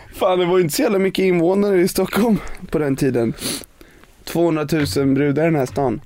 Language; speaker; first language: Swedish; native; Swedish